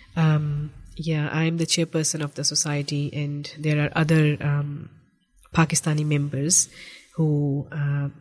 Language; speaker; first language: English; non-native, local second language; Urdu